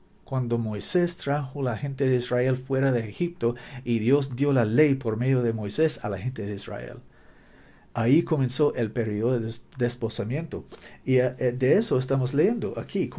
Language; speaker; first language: Spanish; non-native, learner; English